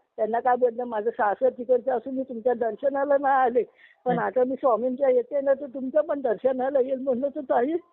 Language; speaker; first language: Marathi; non-native, local second language; Telugu